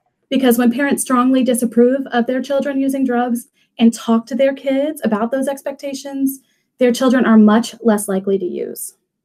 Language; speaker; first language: English; native; English